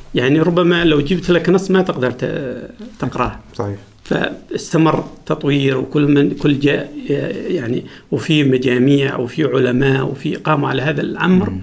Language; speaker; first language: Arabic; non-native, local second language; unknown